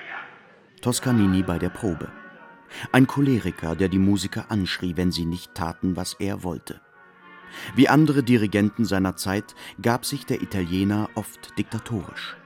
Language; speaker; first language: German; native; German